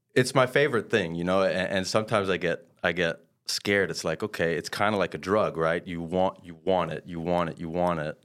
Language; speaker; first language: English; non-native, fluent; French